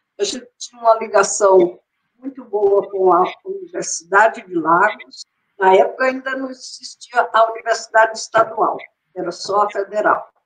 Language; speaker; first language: Portuguese; native; Portuguese